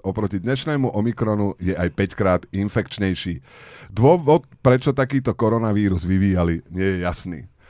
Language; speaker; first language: Slovak; native; Slovak